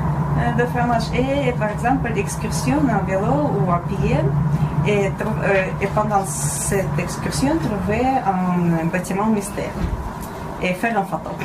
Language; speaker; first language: French; non-native, fluent; Russian